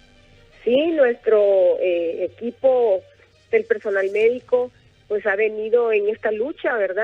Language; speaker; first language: Spanish; native; Spanish